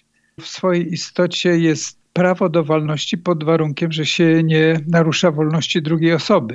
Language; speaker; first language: Polish; native; Polish